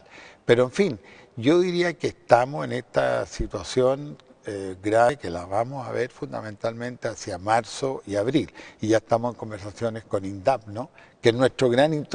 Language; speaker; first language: Spanish; native; Spanish